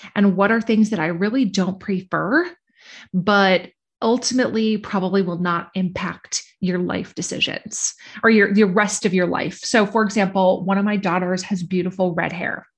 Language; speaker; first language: English; native; English